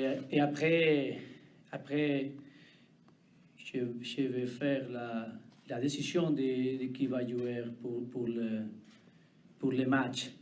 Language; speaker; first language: French; non-native, learner; Spanish